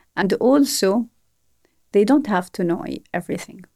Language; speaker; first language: English; non-native, fluent; Arabic